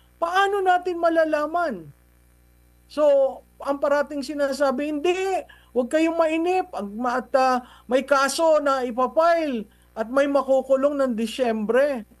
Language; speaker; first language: Filipino; native; Filipino